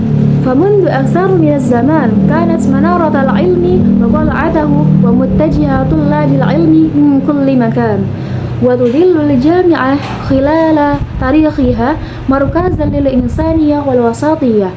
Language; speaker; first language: Arabic; non-native, learner; Indonesian